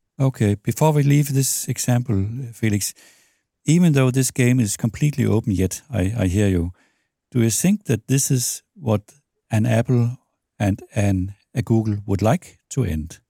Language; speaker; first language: English; non-native, fluent; Danish